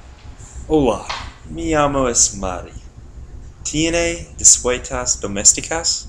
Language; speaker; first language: Spanish; non-native, learner; English